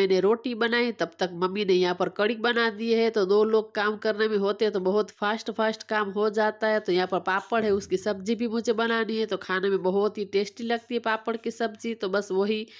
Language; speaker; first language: Hindi; non-native, local second language; Gujarati